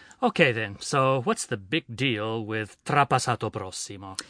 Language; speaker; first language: English; native; English